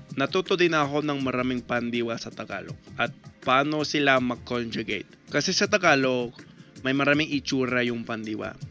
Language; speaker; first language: Filipino; non-native, fluent; English